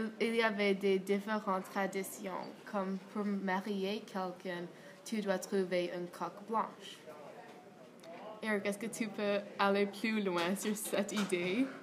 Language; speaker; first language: French; non-native, learner; English